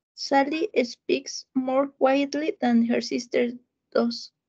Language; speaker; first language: English; non-native, learner; Spanish